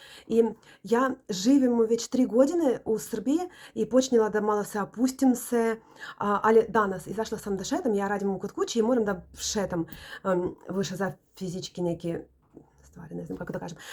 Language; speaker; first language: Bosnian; non-native, learner; Russian